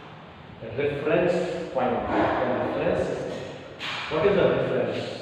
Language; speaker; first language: English; non-native, local second language; Hindi